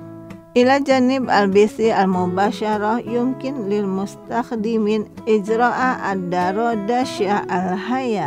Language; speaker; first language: Arabic; non-native, fluent; Indonesian